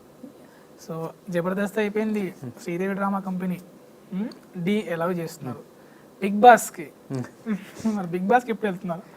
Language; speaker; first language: Telugu; native; Telugu